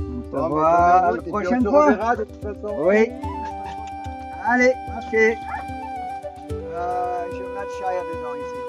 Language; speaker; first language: French; non-native, learner; English